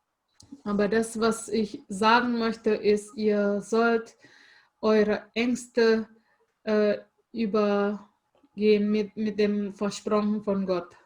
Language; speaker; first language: German; non-native, fluent; Indonesian